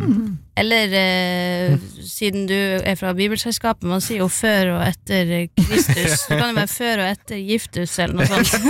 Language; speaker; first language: Norwegian; native; Norwegian